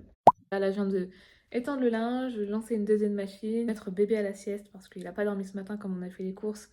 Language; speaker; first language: French; native; French